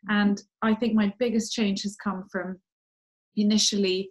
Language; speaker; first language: English; native; English